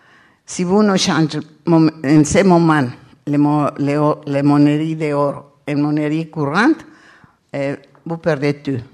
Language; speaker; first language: French; non-native, learner; Spanish